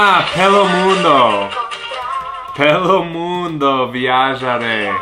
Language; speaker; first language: Portuguese; non-native, fluent; English